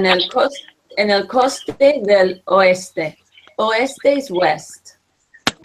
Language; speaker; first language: Spanish; non-native, fluent; English